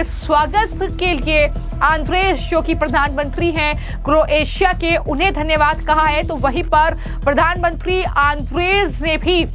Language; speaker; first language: Hindi; native; Hindi